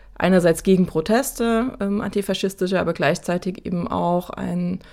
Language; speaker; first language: German; native; German